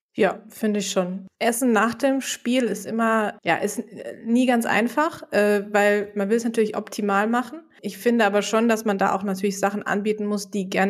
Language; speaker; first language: German; native; German